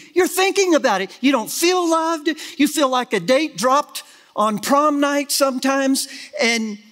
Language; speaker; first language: English; native; English